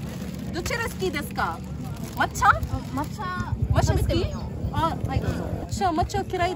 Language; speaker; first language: Japanese; non-native, learner; Filipino